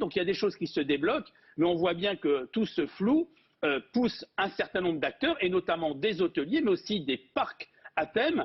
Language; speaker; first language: French; native; French